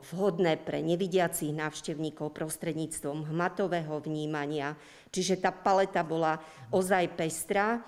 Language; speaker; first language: Slovak; native; Slovak